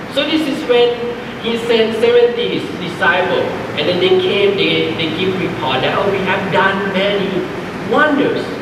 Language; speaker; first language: English; non-native, fluent; Thai